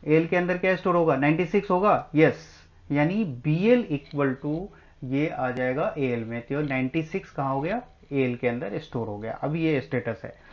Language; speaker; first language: Hindi; native; Hindi